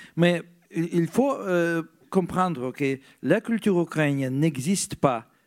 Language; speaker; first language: French; non-native, fluent; Russian